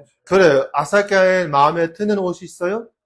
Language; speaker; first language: Korean; non-native, fluent; Uzbek